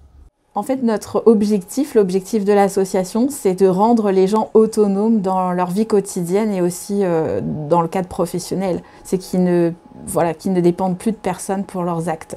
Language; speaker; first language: French; native; French